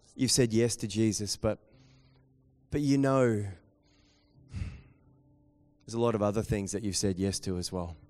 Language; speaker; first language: English; native; English